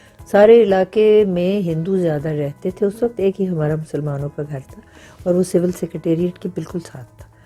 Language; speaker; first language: Urdu; non-native, local second language; Punjabi